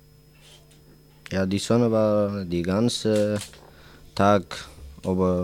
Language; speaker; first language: German; non-native, learner; Tigrinya